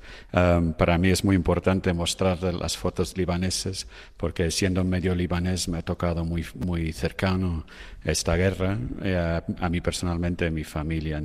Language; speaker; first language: Spanish; non-native, fluent; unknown